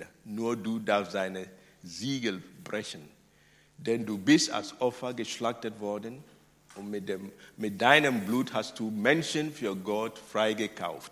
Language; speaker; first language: German; non-native, fluent; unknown